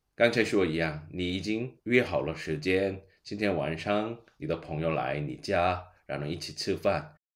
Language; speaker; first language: Chinese; non-native, fluent; Korean